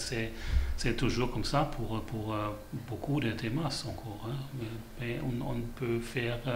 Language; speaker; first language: French; non-native, learner; German